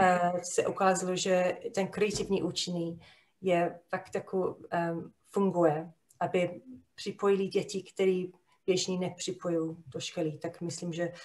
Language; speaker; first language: Czech; non-native, fluent; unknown